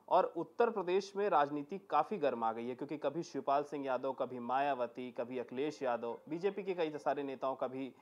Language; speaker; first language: Hindi; native; Hindi